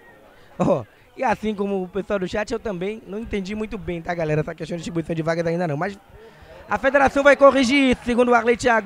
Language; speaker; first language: Portuguese; native; Portuguese